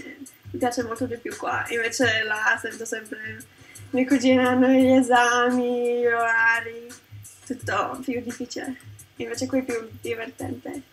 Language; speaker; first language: Italian; early bilingual, heritage; Italian